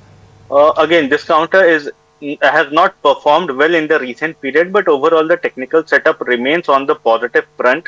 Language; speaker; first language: English; non-native, local second language; Hindi